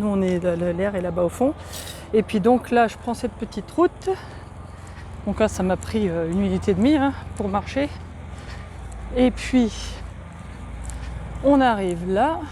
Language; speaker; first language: French; native; French